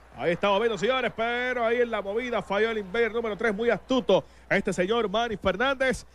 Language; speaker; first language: Spanish; native; Spanish